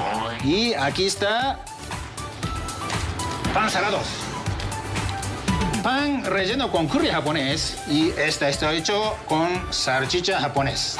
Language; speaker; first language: Spanish; non-native, fluent; Japanese